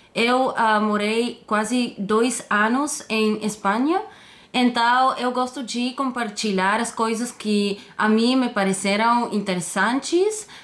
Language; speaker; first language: Portuguese; non-native, fluent; Bulgarian